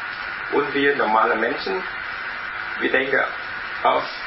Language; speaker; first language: German; non-native, learner; Vietnamese